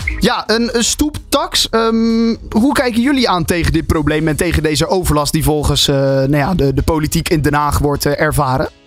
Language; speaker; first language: Dutch; native; Dutch